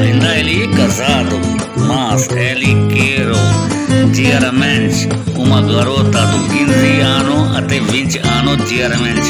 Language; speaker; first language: Portuguese; non-native, learner; Hindi